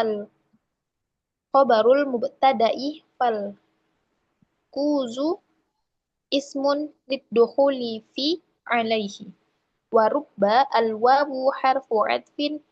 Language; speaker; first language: Arabic; non-native, learner; Indonesian